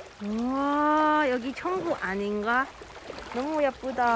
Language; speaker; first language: Korean; non-native, learner; Cantonese